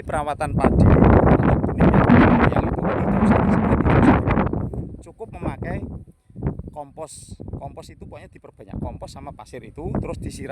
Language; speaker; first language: Indonesian; non-native, local second language; Javanese